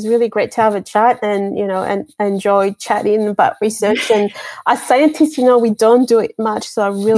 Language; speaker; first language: English; non-native, fluent; French